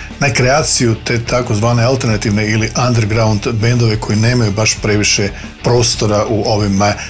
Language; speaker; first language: Croatian; native; Croatian